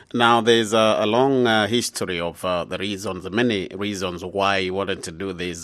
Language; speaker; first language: English; non-native, local second language; Swahili